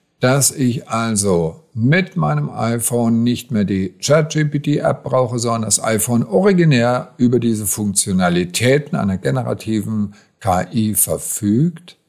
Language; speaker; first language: German; native; German